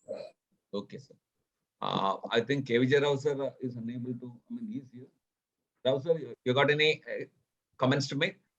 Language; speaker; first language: English; non-native, local second language; Malayalam